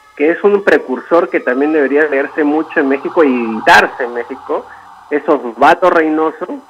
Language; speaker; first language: Spanish; native; Spanish